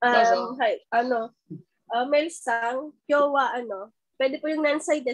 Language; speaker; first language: Japanese; non-native, learner; Filipino